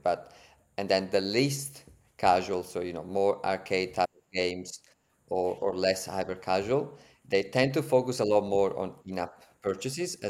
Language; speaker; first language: English; non-native, fluent; Italian